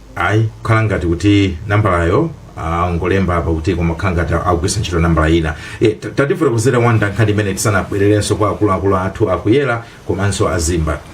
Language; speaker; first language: Nyanja; native; Nyanja